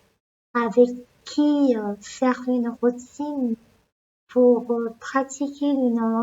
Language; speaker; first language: French; non-native, learner; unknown